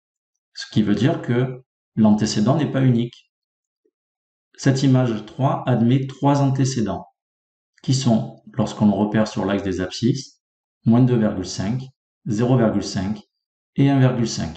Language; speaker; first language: French; native; French